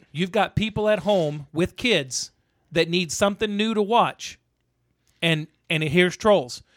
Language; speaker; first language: English; native; English